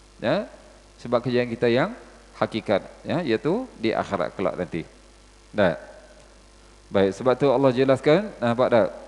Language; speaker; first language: Malay; native; Malay